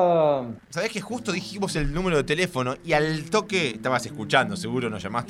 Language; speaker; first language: Spanish; native; Spanish